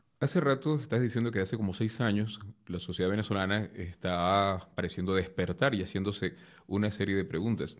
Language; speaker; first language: Spanish; native; Spanish